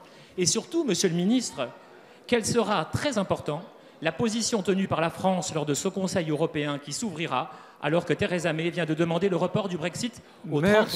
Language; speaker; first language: French; native; French